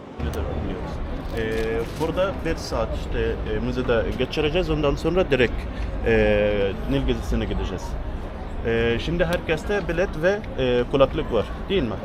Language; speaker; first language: Turkish; non-native, learner; Arabic